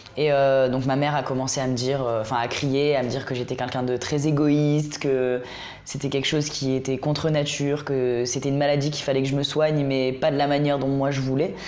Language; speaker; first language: French; native; French